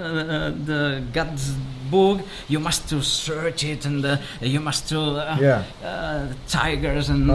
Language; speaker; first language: English; non-native, learner; Spanish